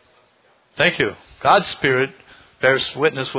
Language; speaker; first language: English; native; English